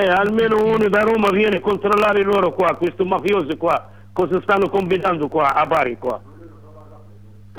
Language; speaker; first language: Italian; non-native, learner; Arabic